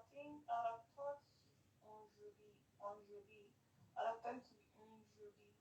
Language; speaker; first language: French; non-native, learner; English